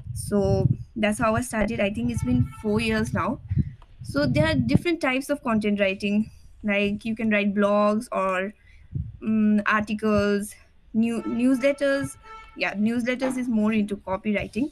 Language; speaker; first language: English; non-native, local second language; Nepali